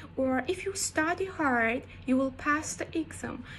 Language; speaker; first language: English; non-native, fluent; Azerbaijani